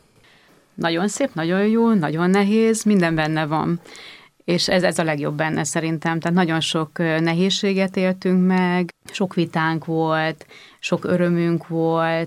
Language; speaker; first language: Hungarian; native; Hungarian